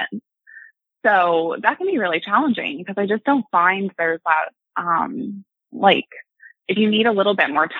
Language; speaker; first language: English; native; English